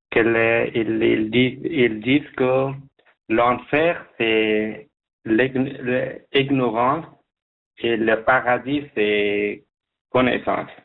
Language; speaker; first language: French; non-native, learner; Persian